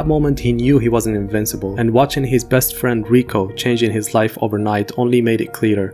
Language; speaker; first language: English; native; English